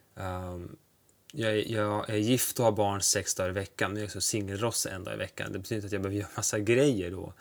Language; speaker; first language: Swedish; native; Swedish